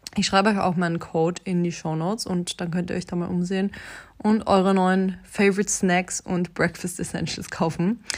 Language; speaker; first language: German; native; German